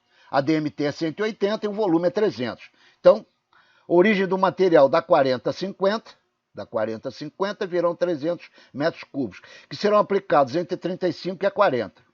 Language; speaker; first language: Portuguese; native; Portuguese